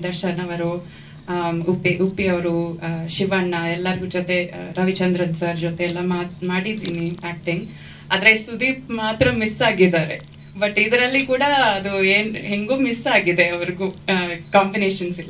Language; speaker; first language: Kannada; non-native, fluent; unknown